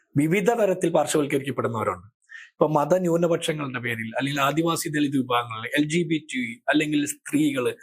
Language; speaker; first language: Malayalam; native; Malayalam